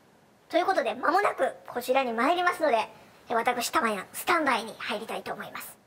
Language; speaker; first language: Japanese; native; Japanese